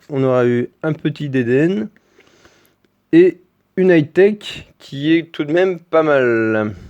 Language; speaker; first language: French; native; French